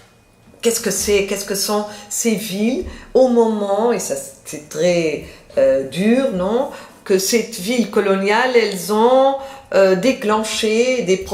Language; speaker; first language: French; non-native, fluent; Portuguese